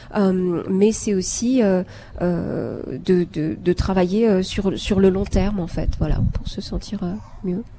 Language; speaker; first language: French; non-native, local second language; Arabic